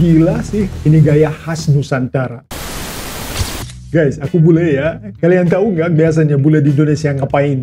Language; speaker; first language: Indonesian; non-native, fluent; Russian